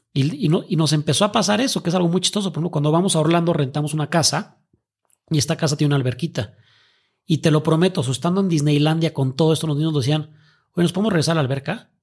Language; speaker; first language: Spanish; native; Spanish